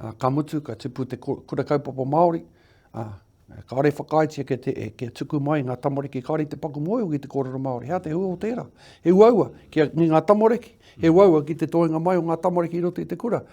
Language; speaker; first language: Māori; non-native, local second language; English